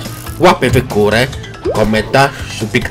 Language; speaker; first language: Polish; non-native, learner; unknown